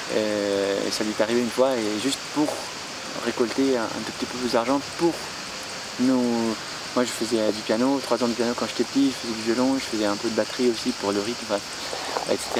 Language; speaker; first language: French; non-native, fluent; Arabic